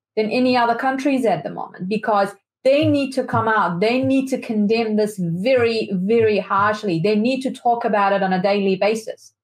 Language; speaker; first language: English; non-native, fluent; Persian